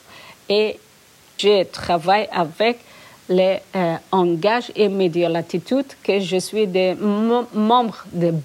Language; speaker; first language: French; non-native, learner; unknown